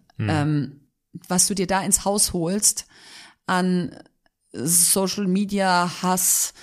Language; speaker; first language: German; native; German